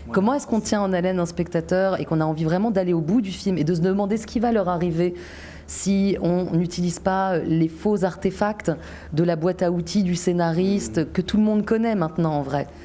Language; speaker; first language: French; native; French